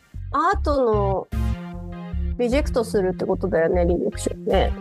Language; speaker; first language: Japanese; native; Japanese